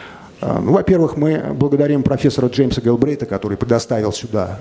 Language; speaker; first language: Russian; native; Russian